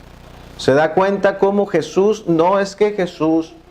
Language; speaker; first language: Spanish; native; Spanish